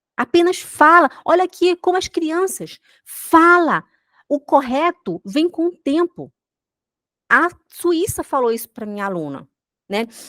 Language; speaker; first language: Portuguese; native; Portuguese